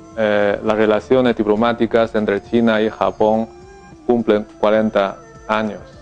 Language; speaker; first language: Spanish; non-native, fluent; Chinese